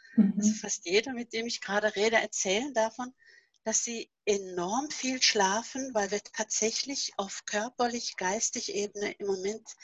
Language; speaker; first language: German; non-native, fluent; Norwegian